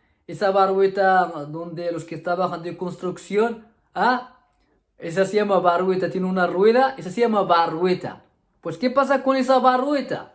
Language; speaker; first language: Spanish; non-native, fluent; Arabic